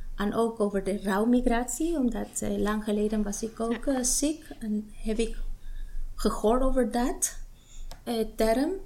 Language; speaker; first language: Dutch; non-native, fluent; Spanish